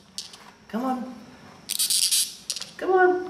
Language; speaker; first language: English; native; English